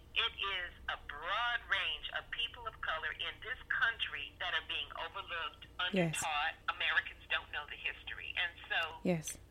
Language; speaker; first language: English; native; English